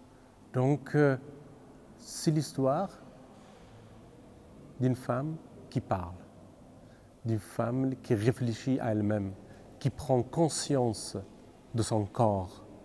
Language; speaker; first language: French; non-native, fluent; Persian